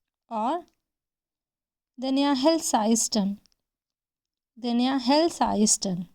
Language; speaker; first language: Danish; non-native, fluent; Hindi